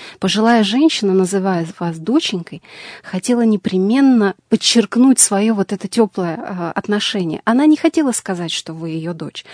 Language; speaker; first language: Russian; native; Russian